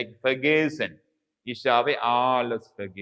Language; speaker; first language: German; non-native, fluent; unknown